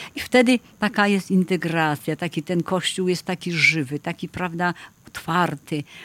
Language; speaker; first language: Polish; native; Polish